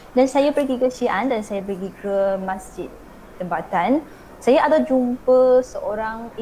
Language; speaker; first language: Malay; non-native, fluent; Chinese